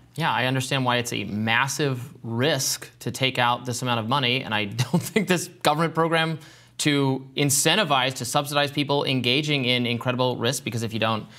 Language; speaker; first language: English; native; English